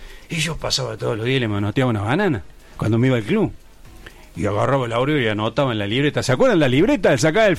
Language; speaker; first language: Spanish; native; Spanish